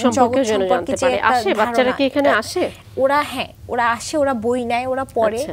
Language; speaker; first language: Bangla; native; Bangla